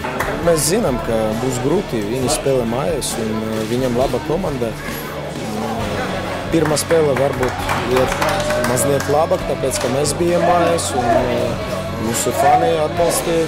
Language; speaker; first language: Latvian; non-native, local second language; Russian